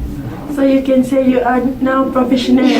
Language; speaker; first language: English; non-native, local second language; Malay